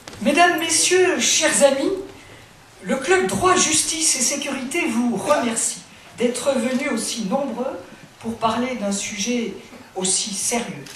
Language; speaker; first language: French; native; French